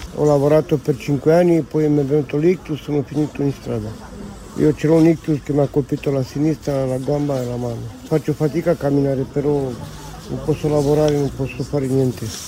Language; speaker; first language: Italian; non-native, learner; Romanian